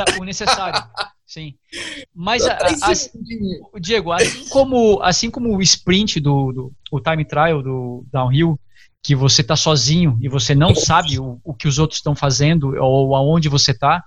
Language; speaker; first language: Portuguese; native; Portuguese